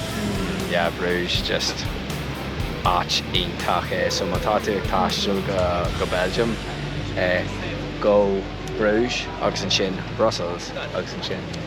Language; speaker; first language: Irish; non-native, local second language; English